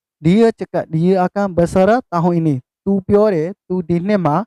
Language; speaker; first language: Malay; non-native, fluent; Burmese